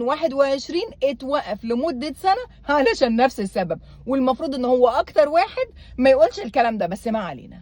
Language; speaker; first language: Arabic; native; Arabic